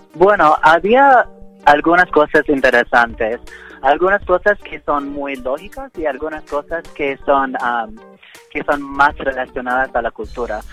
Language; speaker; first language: Spanish; non-native, fluent; English